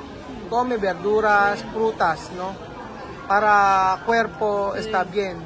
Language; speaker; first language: Spanish; non-native, learner; Filipino